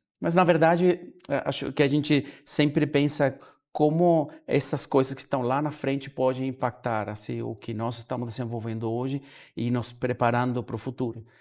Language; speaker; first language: Portuguese; non-native, fluent; Spanish